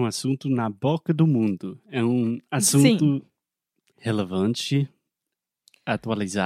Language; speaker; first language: Portuguese; non-native, fluent; English